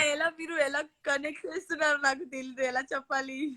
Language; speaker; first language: Telugu; non-native, local second language; Gujarati